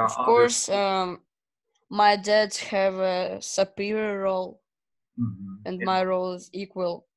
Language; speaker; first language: English; non-native, learner; Russian